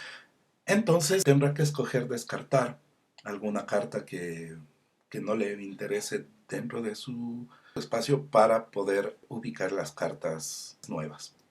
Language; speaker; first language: Spanish; native; Spanish